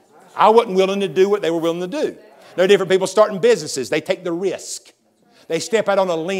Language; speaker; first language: English; native; English